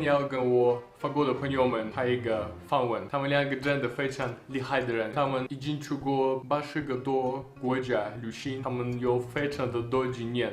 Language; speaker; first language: Chinese; non-native, learner; French